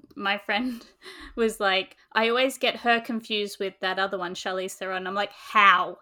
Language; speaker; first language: English; native; English